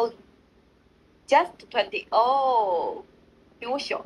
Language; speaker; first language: Chinese; native; Chinese